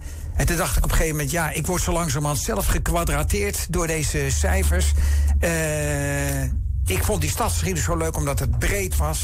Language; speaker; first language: Dutch; native; Dutch